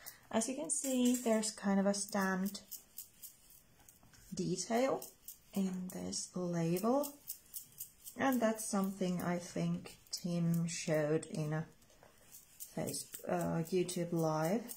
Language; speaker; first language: English; non-native, fluent; Finnish